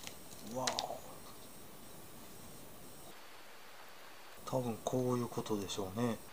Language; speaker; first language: Japanese; native; Japanese